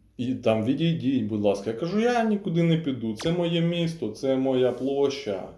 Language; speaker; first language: Ukrainian; non-native, local second language; Russian